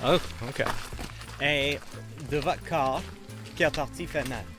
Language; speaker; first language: French; non-native, learner; English